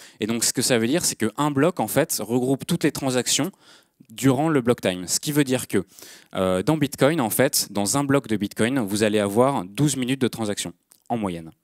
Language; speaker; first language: French; native; French